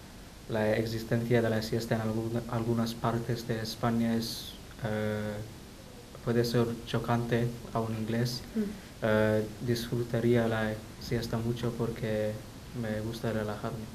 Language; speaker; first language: Spanish; non-native, learner; English